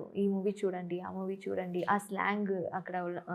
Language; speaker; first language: Telugu; non-native, fluent; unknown